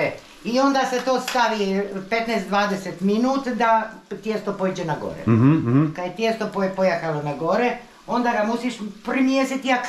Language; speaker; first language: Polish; non-native, learner; Croatian